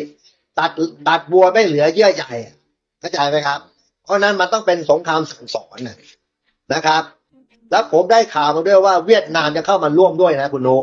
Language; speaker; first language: Thai; native; Thai